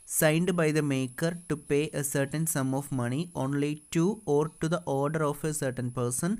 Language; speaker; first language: English; non-native, local second language; Malayalam